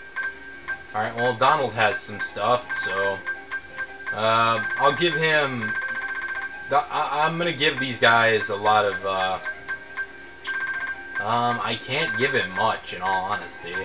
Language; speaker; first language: English; native; English